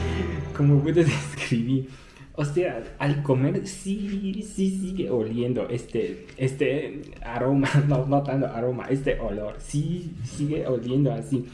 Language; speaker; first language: Spanish; non-native, fluent; Chinese